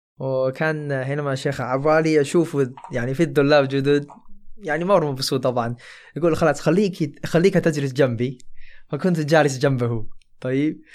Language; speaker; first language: Arabic; non-native, fluent; Chinese